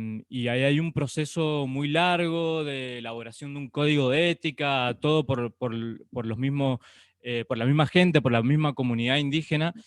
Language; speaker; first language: Spanish; native; Spanish